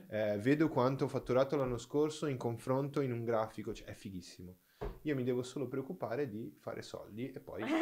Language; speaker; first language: Italian; non-native, fluent; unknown